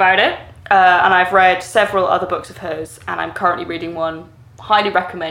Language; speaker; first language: English; native; English